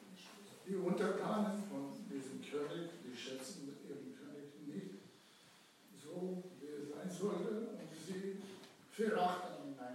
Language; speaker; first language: German; non-native, fluent; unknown